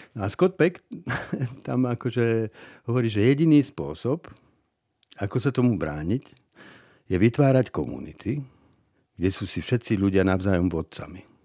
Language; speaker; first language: Slovak; native; Slovak